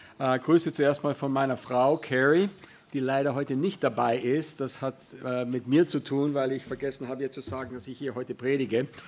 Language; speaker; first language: German; early bilingual, other home language; English